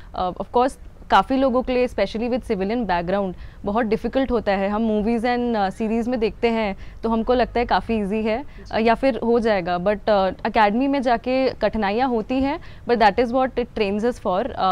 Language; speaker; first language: Hindi; native; Hindi